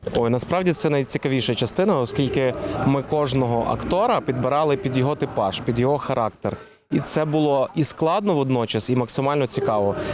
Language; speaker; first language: Ukrainian; native; Ukrainian